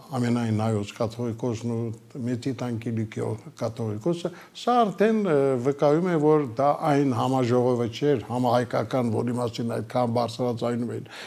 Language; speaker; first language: Armenian; native; Armenian